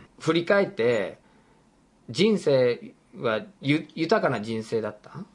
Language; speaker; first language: Japanese; non-native, fluent; English